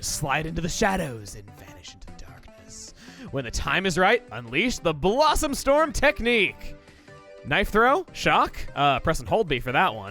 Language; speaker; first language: English; native; English